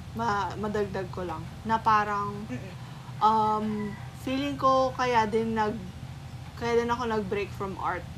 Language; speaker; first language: Filipino; native; Filipino